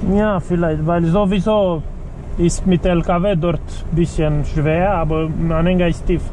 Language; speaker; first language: German; non-native, learner; Romanian